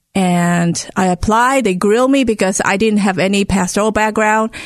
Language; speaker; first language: English; non-native, local second language; Cantonese